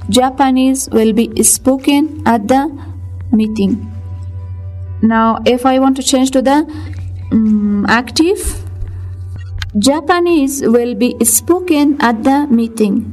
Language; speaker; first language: English; non-native, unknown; Persian